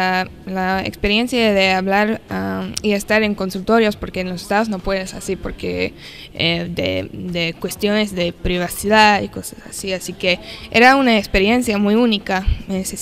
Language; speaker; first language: Spanish; non-native, fluent; English